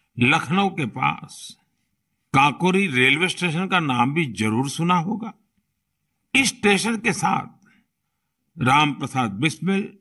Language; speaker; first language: Hindi; non-native, local second language; Gujarati